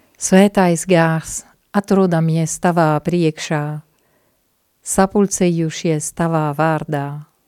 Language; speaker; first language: Latvian; non-native, fluent; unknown